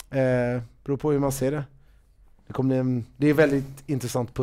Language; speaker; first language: Swedish; native; Swedish